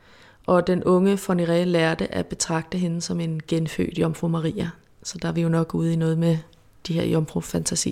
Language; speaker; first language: Danish; native; Danish